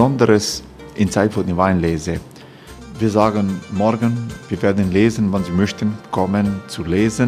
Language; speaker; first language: German; non-native, learner; Croatian